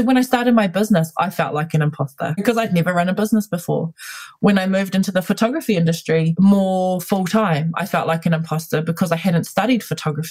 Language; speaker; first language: English; native; English